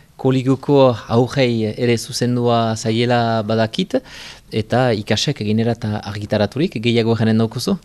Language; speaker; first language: Basque; native; Basque